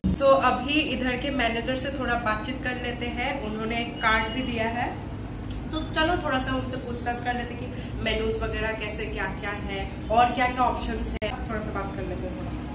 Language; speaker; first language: Hindi; non-native, local second language; Bangla